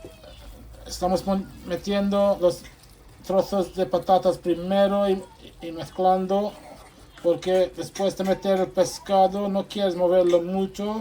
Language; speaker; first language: Spanish; non-native, fluent; Bangla